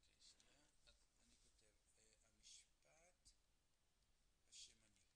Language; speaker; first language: Hebrew; native; Hebrew